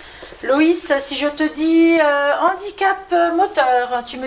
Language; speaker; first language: French; native; French